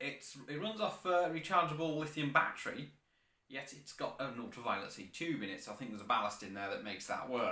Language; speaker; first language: English; native; English